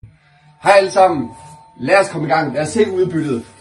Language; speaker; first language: Danish; native; Danish